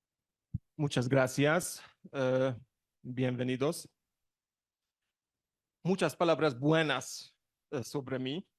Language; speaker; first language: Spanish; non-native, learner; Hungarian